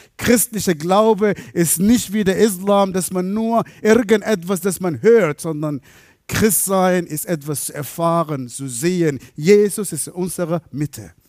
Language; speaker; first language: German; non-native, fluent; Arabic